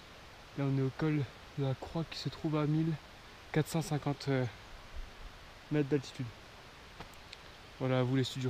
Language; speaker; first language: French; native; French